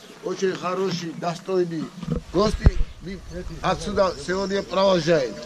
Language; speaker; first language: Russian; non-native, learner; Georgian